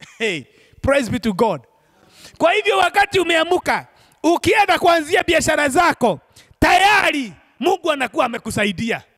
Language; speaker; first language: Swahili; non-native, local second language; Kikuyu